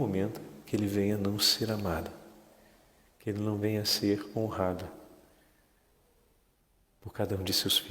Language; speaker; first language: Portuguese; native; Portuguese